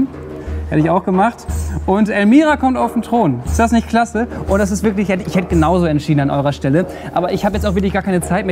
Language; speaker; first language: German; native; German